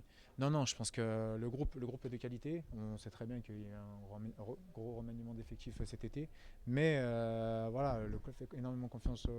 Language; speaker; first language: French; native; French